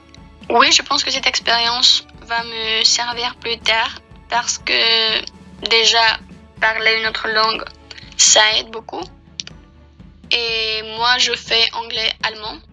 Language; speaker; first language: French; non-native, fluent; Spanish